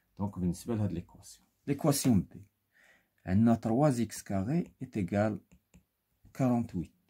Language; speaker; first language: French; non-native, local second language; Arabic